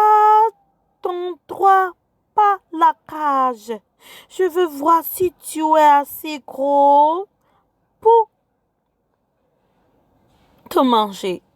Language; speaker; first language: French; non-native, fluent; English